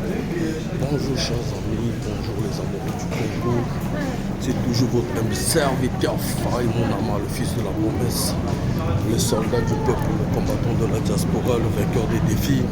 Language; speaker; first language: French; non-native, local second language; Lingala